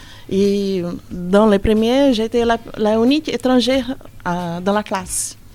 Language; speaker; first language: French; non-native, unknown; Portuguese